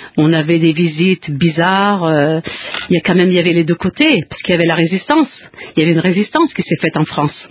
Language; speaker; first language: French; non-native, local second language; Kabyle